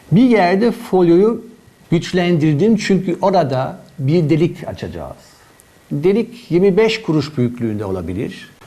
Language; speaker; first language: Turkish; non-native, fluent; German